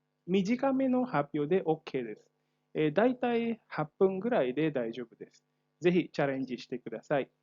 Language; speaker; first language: Japanese; non-native, fluent; Indonesian